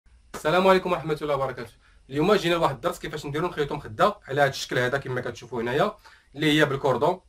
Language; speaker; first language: Arabic; native; Arabic